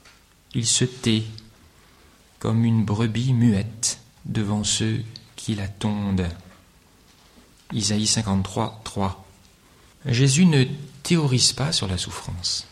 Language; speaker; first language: French; native; French